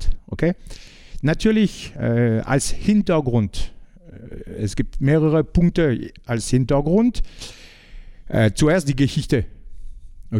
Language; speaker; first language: German; non-native, learner; French